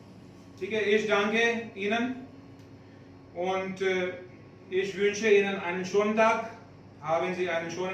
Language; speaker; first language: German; non-native, fluent; Hindi